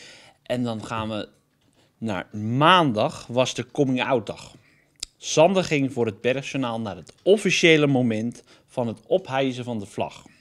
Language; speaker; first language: Dutch; native; Dutch